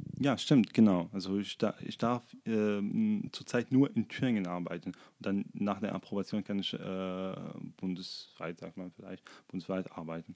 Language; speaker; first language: German; non-native, fluent; Arabic